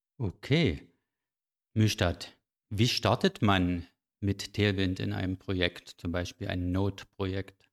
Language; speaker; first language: German; native; German